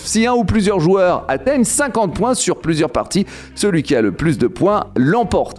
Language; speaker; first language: French; native; French